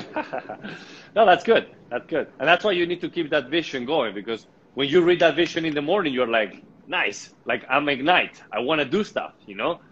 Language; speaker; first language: English; non-native, fluent; Spanish